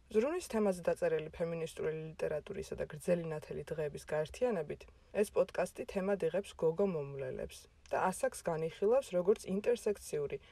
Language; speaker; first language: Georgian; native; Georgian